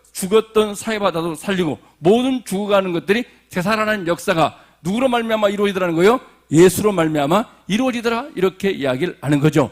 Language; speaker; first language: Korean; native; Korean